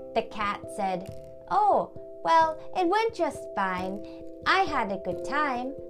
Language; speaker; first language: English; early bilingual, other home language; German